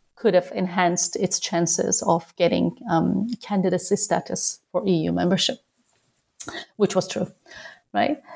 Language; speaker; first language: English; non-native, fluent; Turkish